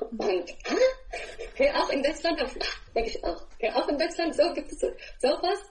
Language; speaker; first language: German; non-native, learner; Arabic